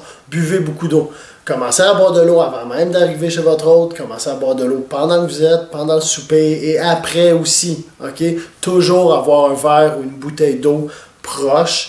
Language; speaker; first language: French; native; French